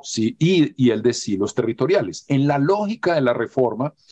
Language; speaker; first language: Spanish; native; Spanish